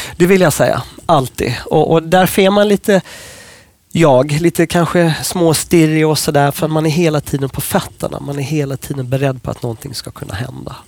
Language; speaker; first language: Swedish; non-native, fluent; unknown